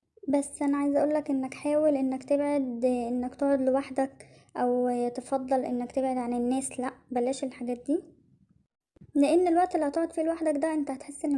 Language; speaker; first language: Arabic; native; Arabic